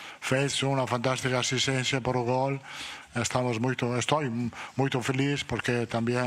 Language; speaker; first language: Portuguese; non-native, learner; Italian